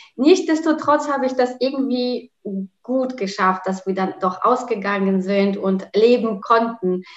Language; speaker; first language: German; non-native, fluent; Polish